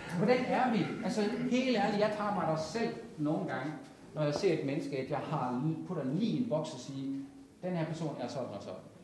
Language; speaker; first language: Danish; native; Danish